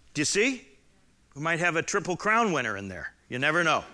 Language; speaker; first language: English; native; English